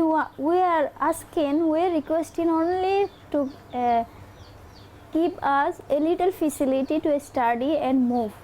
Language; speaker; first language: English; non-native, learner; Rohingya